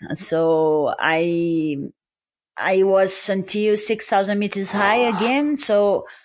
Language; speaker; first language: English; non-native, learner; Portuguese